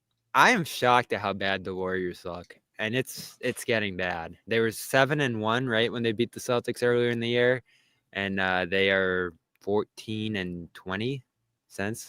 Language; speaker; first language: English; native; English